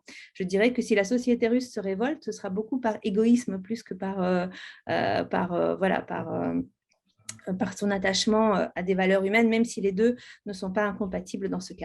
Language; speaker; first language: French; native; French